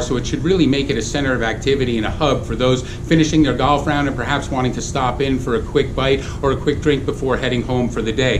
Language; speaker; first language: English; native; English